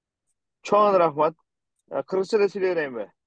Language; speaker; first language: Turkish; non-native, learner; Kyrgyz